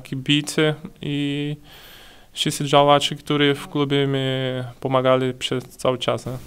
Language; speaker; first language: Polish; non-native, learner; Portuguese